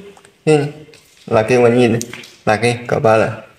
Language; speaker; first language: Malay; non-native, learner; Chinese